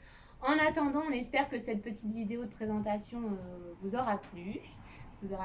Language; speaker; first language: French; native; French